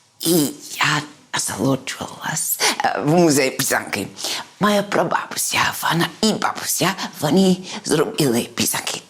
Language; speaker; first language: Ukrainian; early bilingual, heritage; English